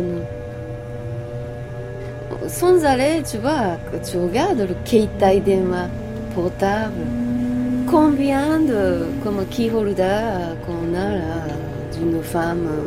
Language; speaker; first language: French; non-native, learner; Japanese